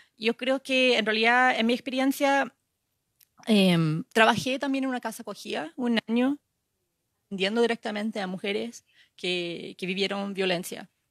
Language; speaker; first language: Spanish; non-native, fluent; English